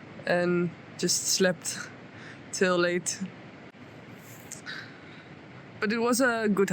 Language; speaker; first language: English; non-native, fluent; Dutch